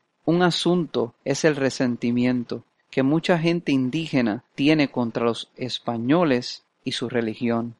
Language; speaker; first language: Spanish; non-native, fluent; English